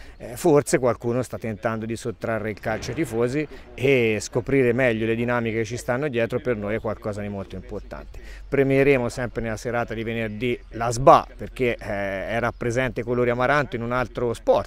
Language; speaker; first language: Italian; native; Italian